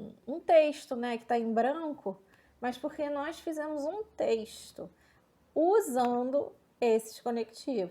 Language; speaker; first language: Portuguese; native; Portuguese